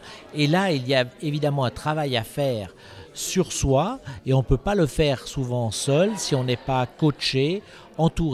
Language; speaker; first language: French; native; French